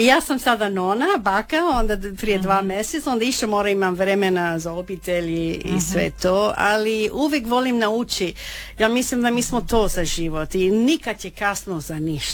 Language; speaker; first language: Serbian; non-native, learner; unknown